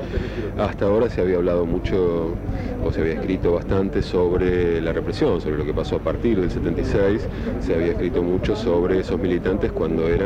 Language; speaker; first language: Spanish; native; Spanish